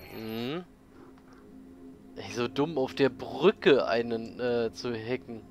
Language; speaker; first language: German; native; German